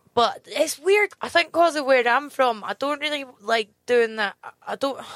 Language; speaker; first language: English; native; English